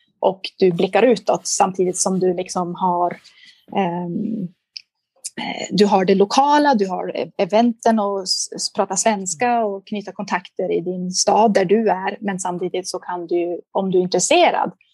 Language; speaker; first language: Swedish; native; Swedish